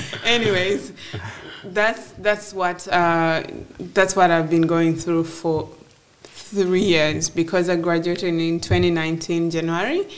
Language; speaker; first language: English; non-native, local second language; Acoli